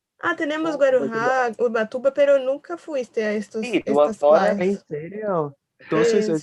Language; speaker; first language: Spanish; non-native, learner; Portuguese